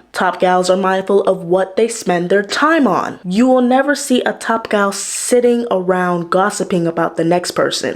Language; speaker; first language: English; native; English